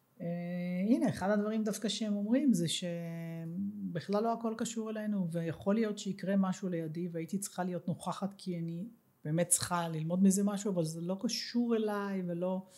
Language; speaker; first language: Hebrew; native; Hebrew